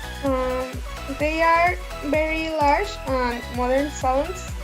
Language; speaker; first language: English; non-native, learner; Spanish